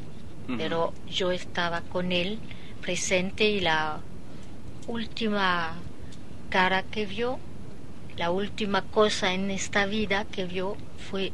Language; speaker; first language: Spanish; non-native, fluent; French